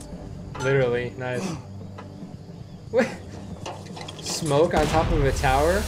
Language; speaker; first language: English; native; English